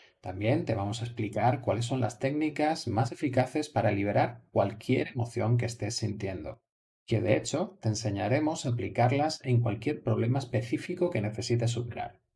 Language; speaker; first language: Spanish; native; Spanish